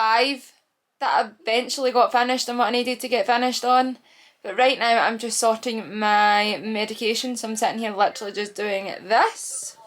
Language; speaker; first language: English; native; English